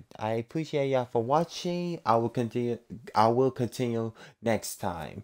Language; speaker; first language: English; native; English